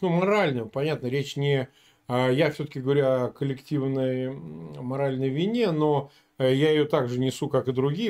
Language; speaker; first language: Russian; native; Russian